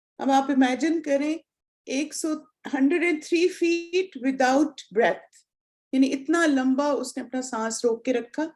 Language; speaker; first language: Urdu; native; Urdu